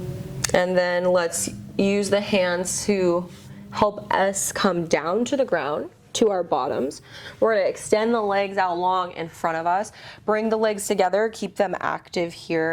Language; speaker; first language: English; native; English